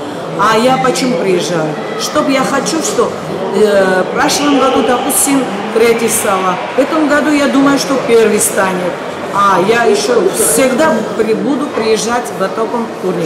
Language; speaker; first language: Russian; non-native, learner; Georgian